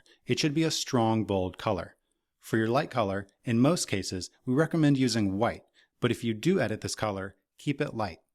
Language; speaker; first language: English; native; English